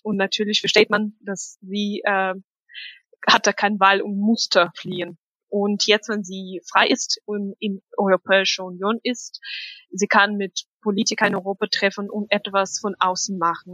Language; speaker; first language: German; non-native, fluent; Russian